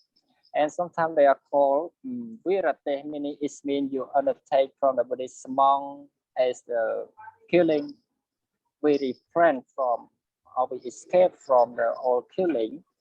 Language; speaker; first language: English; non-native, learner; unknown